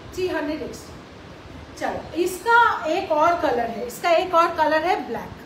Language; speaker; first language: Hindi; non-native, local second language; Bangla